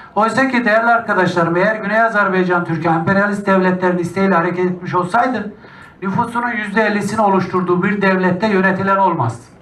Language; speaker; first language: Turkish; native; Turkish